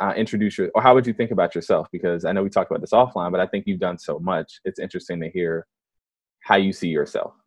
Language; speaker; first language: English; native; English